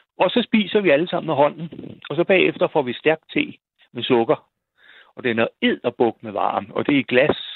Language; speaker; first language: Danish; native; Danish